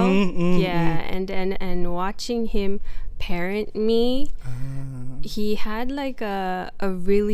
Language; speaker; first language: English; non-native, local second language; Malay